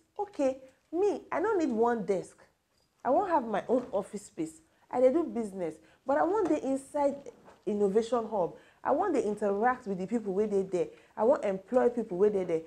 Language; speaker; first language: Nigerian Pidgin; native; Nigerian Pidgin